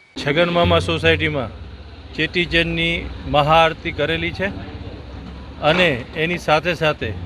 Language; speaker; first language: Gujarati; non-native, local second language; Sindhi